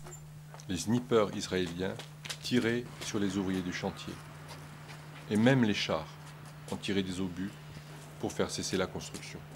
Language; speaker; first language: French; native; French